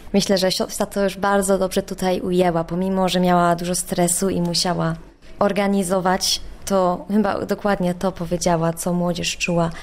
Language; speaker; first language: Polish; early bilingual, heritage; Polish